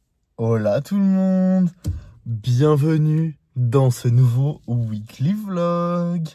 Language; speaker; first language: French; native; French